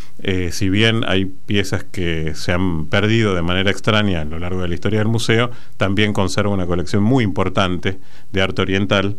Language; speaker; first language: Spanish; native; Spanish